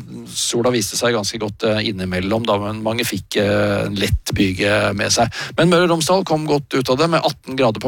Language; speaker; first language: Norwegian; native; Norwegian